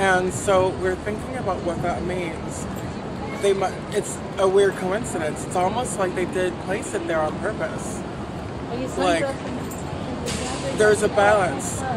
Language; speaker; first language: English; native; English